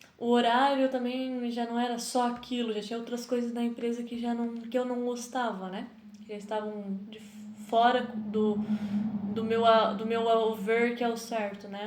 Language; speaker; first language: Portuguese; native; Portuguese